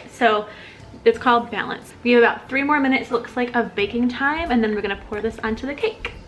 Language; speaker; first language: English; native; English